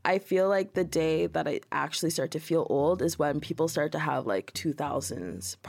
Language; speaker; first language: English; native; English